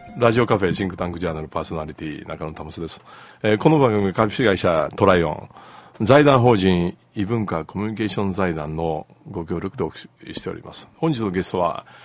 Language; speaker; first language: Japanese; native; Japanese